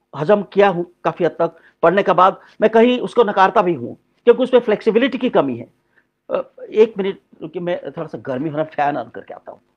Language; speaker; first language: Hindi; non-native, local second language; Odia